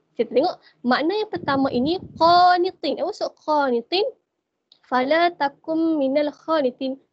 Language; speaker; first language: Malay; native; Malay